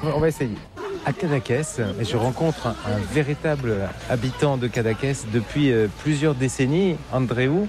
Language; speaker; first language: French; native; French